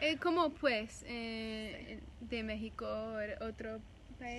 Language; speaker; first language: Spanish; non-native, learner; English